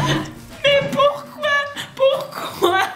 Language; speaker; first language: French; native; French